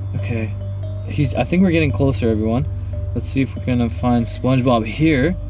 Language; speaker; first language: English; native; English